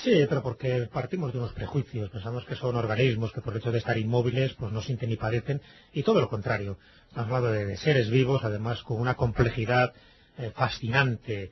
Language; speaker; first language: Spanish; native; Spanish